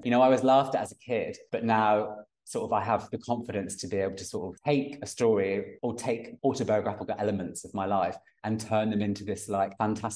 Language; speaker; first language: English; native; English